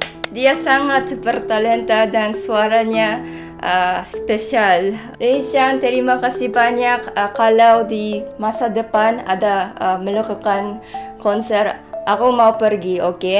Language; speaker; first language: Indonesian; non-native, learner; Japanese